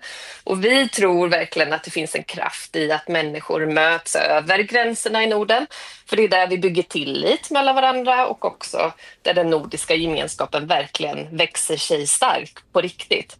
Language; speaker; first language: Swedish; native; Swedish